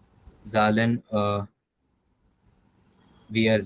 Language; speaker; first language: German; non-native, learner; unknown